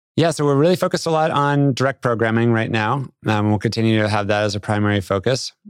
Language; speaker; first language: English; native; English